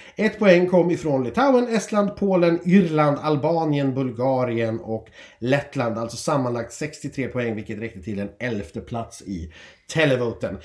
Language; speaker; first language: Swedish; native; Swedish